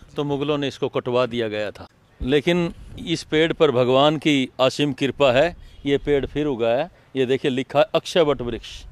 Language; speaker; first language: Hindi; native; Hindi